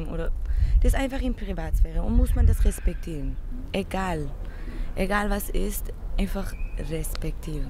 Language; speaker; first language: German; non-native, fluent; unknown